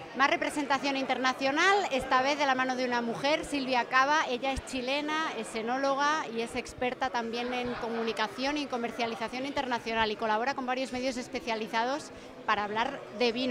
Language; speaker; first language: Spanish; native; Spanish